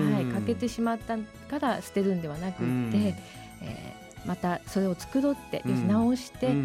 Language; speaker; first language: Japanese; native; Japanese